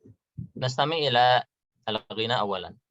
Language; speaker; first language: Arabic; non-native, fluent; Indonesian